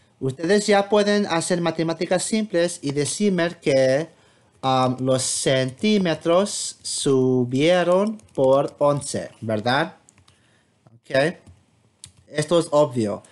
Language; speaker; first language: Spanish; non-native, fluent; English